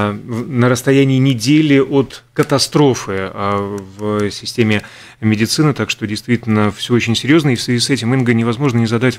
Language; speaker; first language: Russian; native; Russian